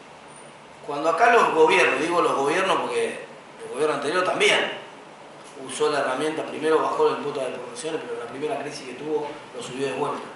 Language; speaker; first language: Spanish; native; Spanish